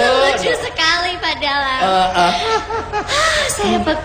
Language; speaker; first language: Indonesian; non-native, fluent; English